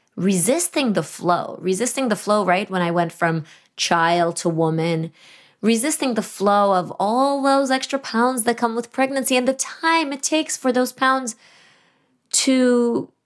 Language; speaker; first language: English; early bilingual, other home language; Russian